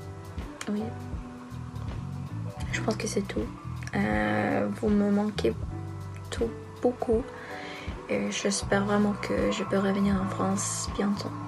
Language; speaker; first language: French; non-native, learner; Norwegian